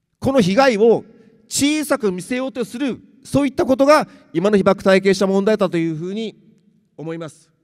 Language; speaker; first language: Japanese; native; Japanese